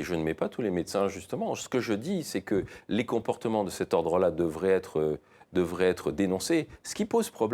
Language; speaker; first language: French; native; French